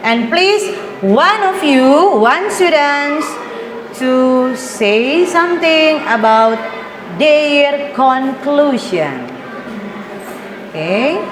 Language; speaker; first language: English; non-native, fluent; Indonesian